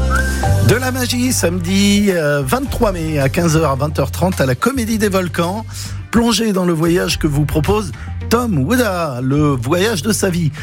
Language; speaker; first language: French; native; French